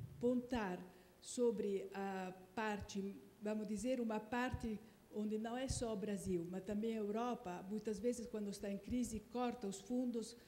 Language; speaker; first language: Portuguese; non-native, fluent; Italian